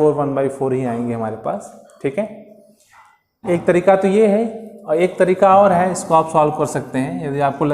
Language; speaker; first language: Hindi; native; Hindi